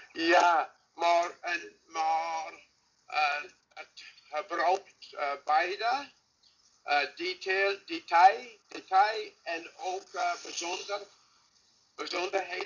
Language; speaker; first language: Dutch; non-native, learner; English